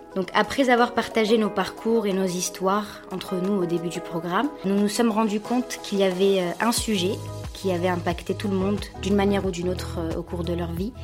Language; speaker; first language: French; non-native, local second language; Arabic